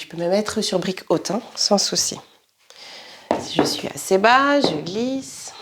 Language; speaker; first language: French; native; French